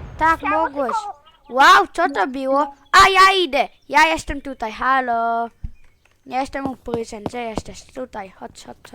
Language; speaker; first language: Polish; early bilingual, heritage; Polish